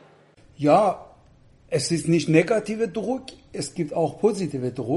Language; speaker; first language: German; non-native, fluent; Persian